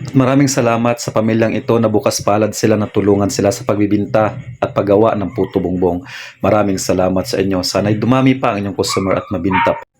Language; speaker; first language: Filipino; native; Filipino